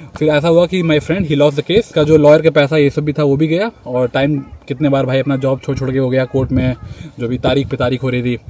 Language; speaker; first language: Hindi; native; Hindi